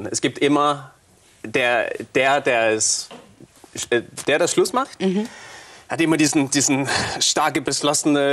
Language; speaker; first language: German; non-native, fluent; Danish